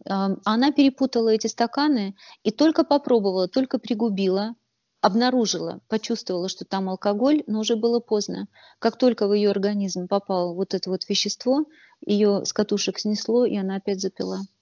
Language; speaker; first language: Russian; native; Russian